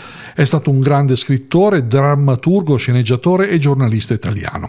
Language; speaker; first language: Italian; native; Italian